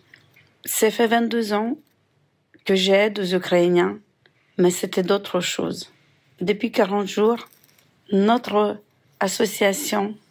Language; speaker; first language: French; non-native, fluent; Ukrainian